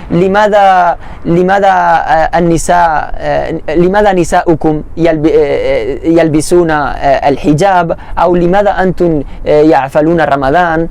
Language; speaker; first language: Arabic; non-native, learner; Spanish